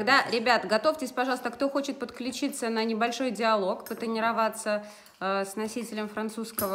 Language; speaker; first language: Russian; native; Russian